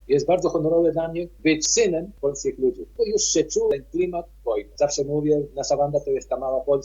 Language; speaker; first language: Polish; early bilingual, heritage; Polish